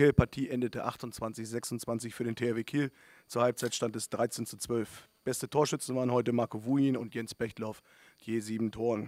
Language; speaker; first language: German; native; German